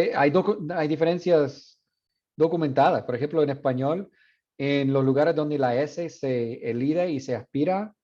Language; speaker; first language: Spanish; non-native, fluent; English